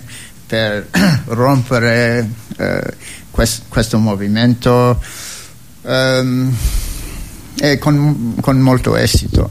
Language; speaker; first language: Italian; non-native, fluent; English